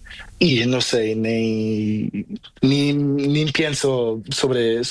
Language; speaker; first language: Spanish; non-native, learner; Portuguese